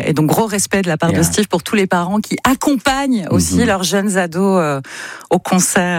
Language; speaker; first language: French; native; French